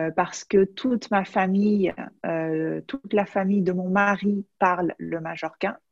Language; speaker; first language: French; native; French